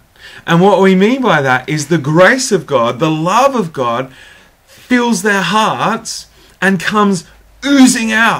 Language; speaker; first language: English; native; English